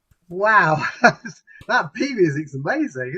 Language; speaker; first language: English; native; English